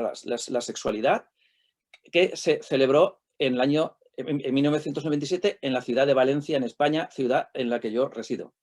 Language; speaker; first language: Spanish; native; Spanish